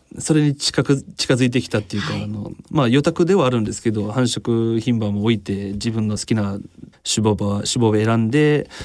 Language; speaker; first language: Japanese; non-native, fluent; English